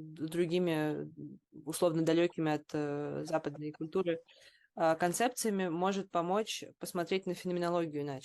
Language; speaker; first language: Russian; native; Russian